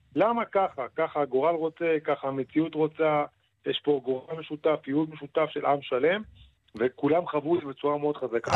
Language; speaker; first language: Hebrew; native; Hebrew